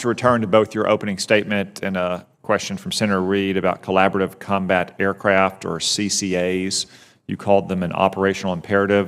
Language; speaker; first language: English; native; English